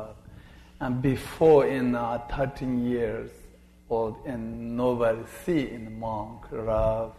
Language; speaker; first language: English; non-native, learner; Chinese